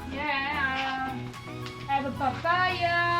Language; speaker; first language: English; non-native, learner; Spanish